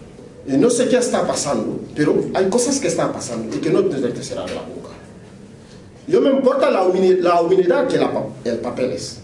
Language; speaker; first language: Spanish; non-native, learner; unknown